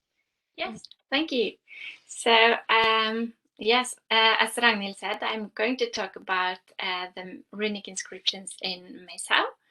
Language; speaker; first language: English; non-native, fluent; Norwegian